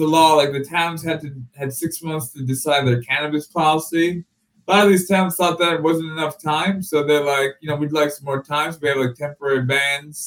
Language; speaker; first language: English; native; English